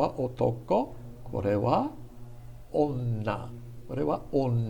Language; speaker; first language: Japanese; non-native, fluent; English